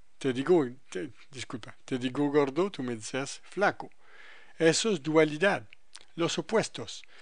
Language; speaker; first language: Spanish; non-native, fluent; French